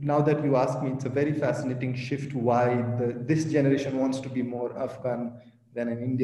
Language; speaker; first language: English; non-native, local second language; Pashto